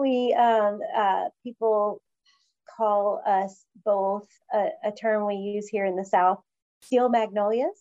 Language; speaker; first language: English; native; English